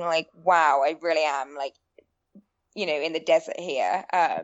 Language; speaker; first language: English; native; English